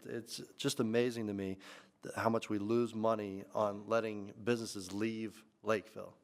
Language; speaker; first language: English; native; English